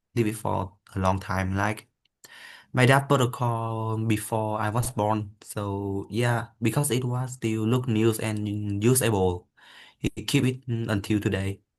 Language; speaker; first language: English; non-native, learner; Vietnamese